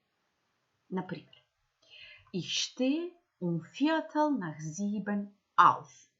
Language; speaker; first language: German; non-native, fluent; Macedonian